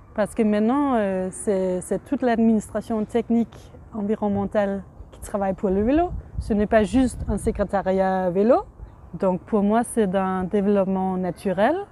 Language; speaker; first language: French; non-native, fluent; Danish